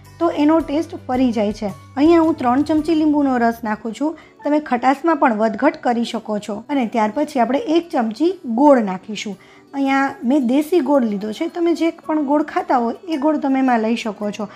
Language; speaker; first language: Gujarati; native; Gujarati